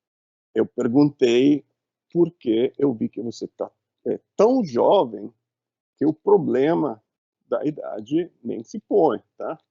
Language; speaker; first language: Portuguese; non-native, fluent; Italian